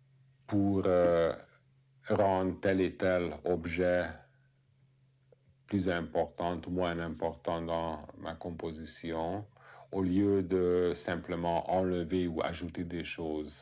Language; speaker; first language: French; non-native, fluent; Hungarian